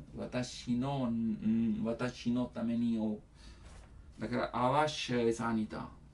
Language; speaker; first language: Japanese; non-native, learner; Italian